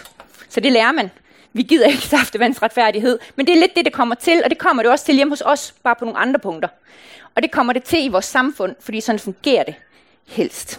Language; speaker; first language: Danish; native; Danish